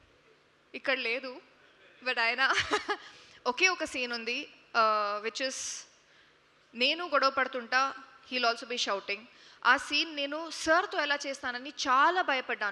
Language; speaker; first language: Telugu; non-native, learner; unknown